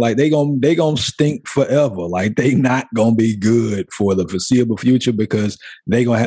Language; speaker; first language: English; native; English